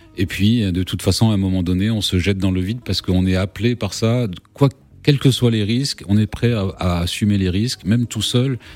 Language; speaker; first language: French; native; French